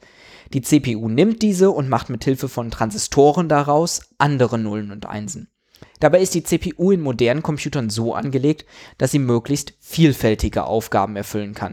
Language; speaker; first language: German; native; German